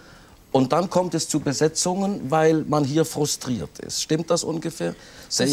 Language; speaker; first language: German; native; German